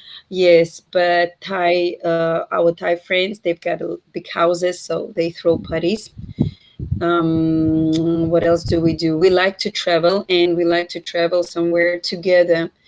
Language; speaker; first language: English; non-native, fluent; Russian